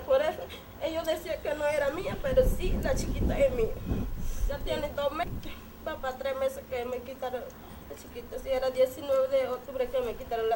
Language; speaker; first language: Spanish; non-native, local second language; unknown